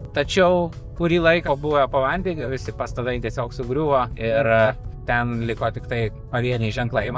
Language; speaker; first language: Lithuanian; native; Lithuanian